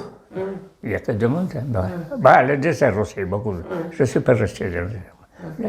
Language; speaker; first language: French; non-native, local second language; Basque